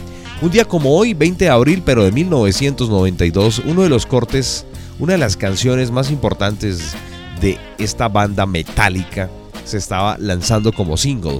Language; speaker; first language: Spanish; native; Spanish